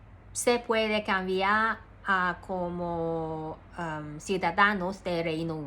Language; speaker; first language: Spanish; non-native, learner; Cantonese